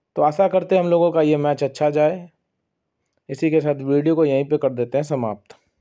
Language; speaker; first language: Hindi; native; Hindi